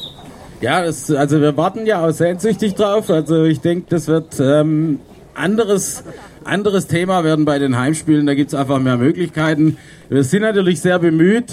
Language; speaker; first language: German; native; German